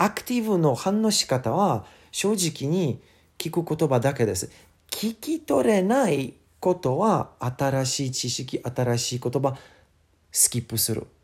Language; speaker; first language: Japanese; non-native, learner; English